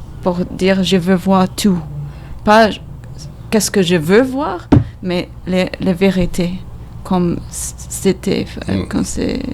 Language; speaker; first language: French; non-native, learner; English